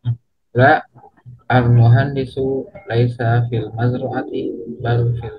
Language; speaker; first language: Arabic; non-native, learner; Indonesian